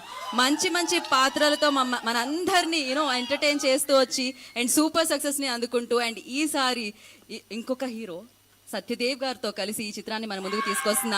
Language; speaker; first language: Telugu; native; Telugu